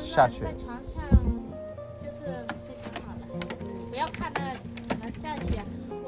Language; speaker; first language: Chinese; non-native, learner; Vietnamese